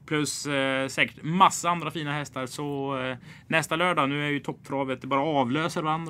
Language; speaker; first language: Swedish; native; Swedish